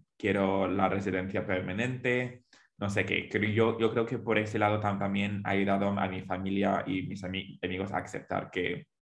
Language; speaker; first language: Spanish; non-native, fluent; English